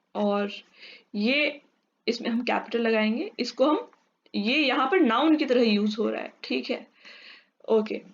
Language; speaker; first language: Hindi; native; Hindi